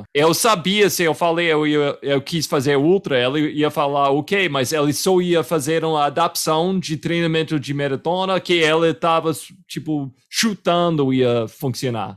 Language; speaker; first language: Portuguese; non-native, fluent; English